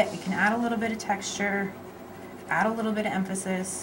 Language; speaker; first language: English; native; English